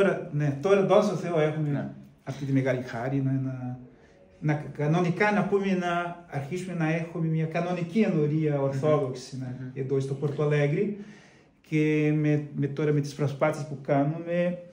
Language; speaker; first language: Greek; non-native, fluent; Portuguese